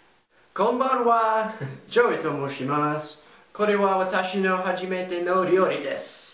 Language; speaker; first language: Japanese; non-native, learner; English